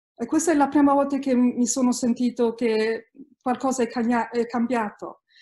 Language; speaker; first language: Italian; early bilingual, heritage; Italian